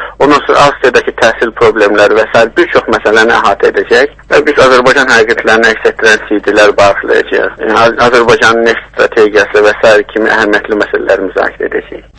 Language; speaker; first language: Azerbaijani; native; Azerbaijani